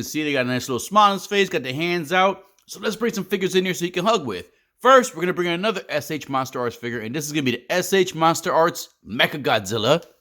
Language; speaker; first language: English; native; English